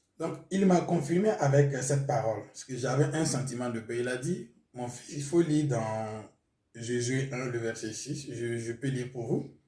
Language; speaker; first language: French; non-native, local second language; Mossi